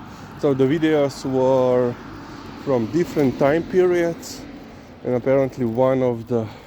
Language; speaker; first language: English; non-native, fluent; Slovenian